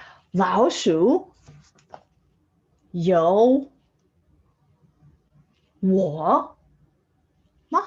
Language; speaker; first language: Chinese; non-native, fluent; English